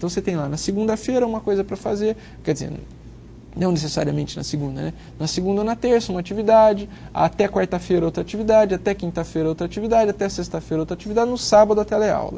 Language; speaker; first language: Portuguese; native; Portuguese